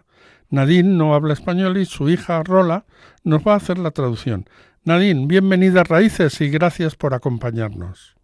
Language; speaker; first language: Spanish; native; Spanish